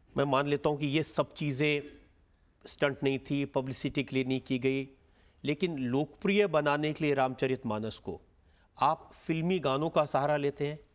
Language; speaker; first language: Hindi; native; Hindi